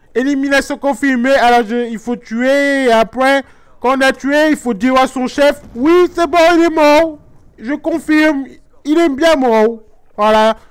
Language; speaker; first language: French; native; French